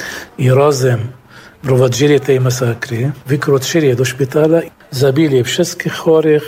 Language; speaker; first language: Polish; non-native, fluent; Arabic